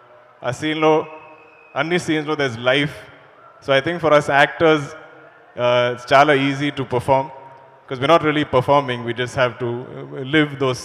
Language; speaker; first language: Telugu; non-native, learner; Malayalam